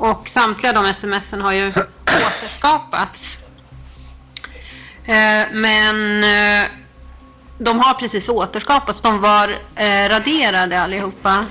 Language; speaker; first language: Swedish; native; Swedish